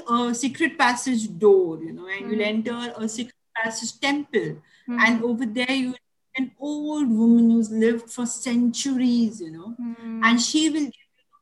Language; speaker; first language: English; non-native, local second language; Tulu